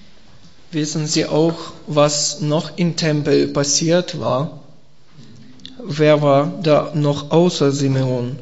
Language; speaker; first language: German; non-native, learner; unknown